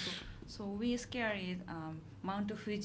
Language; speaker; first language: English; non-native, learner; Japanese